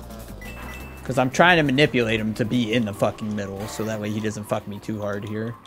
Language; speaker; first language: English; native; English